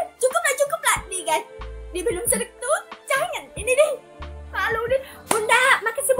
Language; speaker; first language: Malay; non-native, learner; Vietnamese